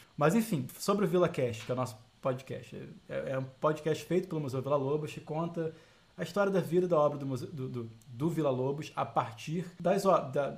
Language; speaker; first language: Portuguese; native; Portuguese